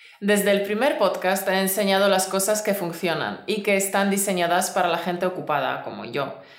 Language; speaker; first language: Spanish; native; Spanish